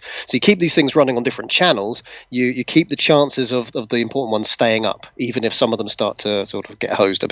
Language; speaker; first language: English; native; English